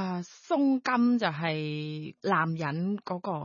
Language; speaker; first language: Cantonese; non-native, learner; Thai